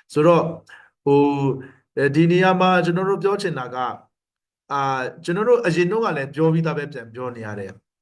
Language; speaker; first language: Burmese; non-native, local second language; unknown